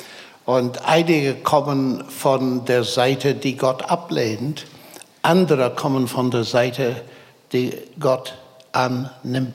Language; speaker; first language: German; non-native, fluent; English